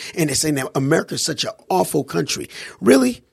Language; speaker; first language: English; early bilingual, other home language; Haitian Creole